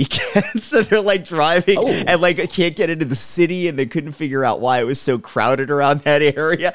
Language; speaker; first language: English; native; English